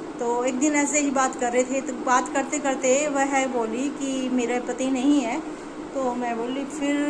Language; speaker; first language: Hindi; native; Hindi